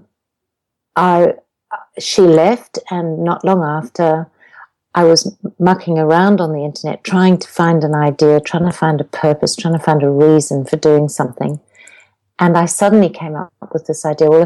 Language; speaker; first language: English; native; English